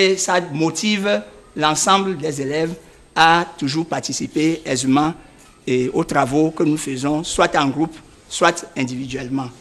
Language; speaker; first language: French; native; French